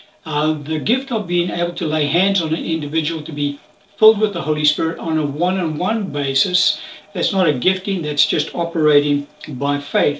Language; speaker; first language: English; native; English